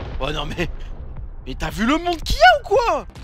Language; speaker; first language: French; native; French